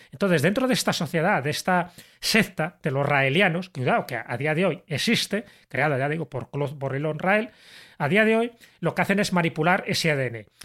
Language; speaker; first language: Spanish; native; Spanish